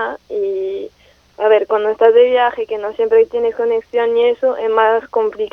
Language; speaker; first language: Spanish; non-native, fluent; French